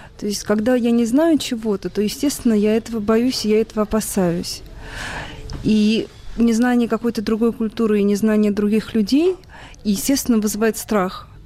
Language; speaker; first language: Russian; non-native, local second language; Armenian